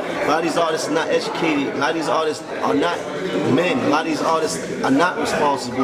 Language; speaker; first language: English; native; English